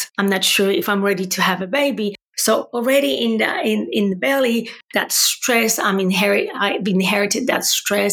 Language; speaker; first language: English; non-native, fluent; Polish